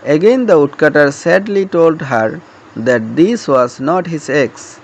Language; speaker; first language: English; non-native, local second language; Assamese